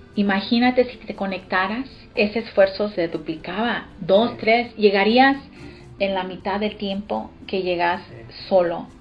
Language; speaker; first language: Spanish; early bilingual, heritage; Spanish